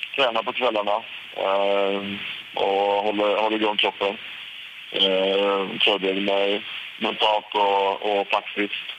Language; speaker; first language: Swedish; native; Swedish